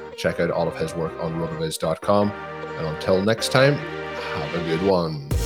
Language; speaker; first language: English; native; English